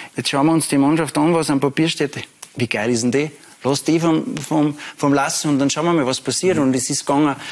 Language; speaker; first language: German; native; German